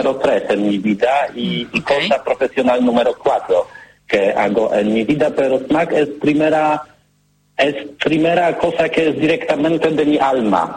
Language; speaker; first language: Spanish; non-native, learner; Polish